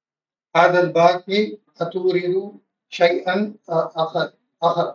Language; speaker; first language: Arabic; non-native, learner; Urdu